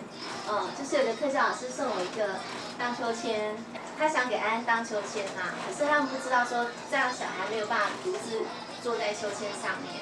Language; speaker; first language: Chinese; native; Chinese